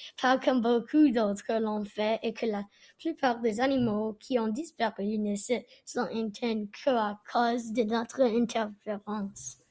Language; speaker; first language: French; non-native, learner; English